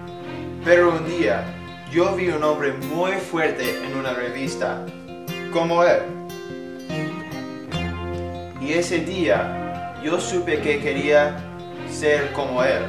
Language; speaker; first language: Spanish; non-native, learner; English